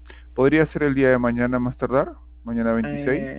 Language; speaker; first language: Spanish; native; Spanish